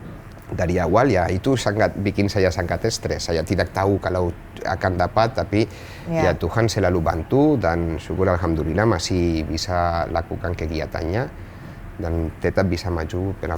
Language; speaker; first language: Indonesian; non-native, fluent; Spanish